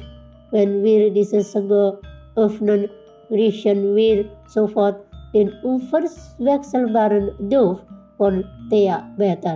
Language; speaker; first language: German; non-native, fluent; Indonesian